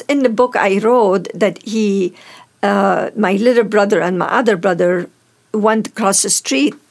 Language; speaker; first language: English; non-native, fluent; Arabic